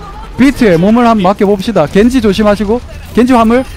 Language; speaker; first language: Korean; native; Korean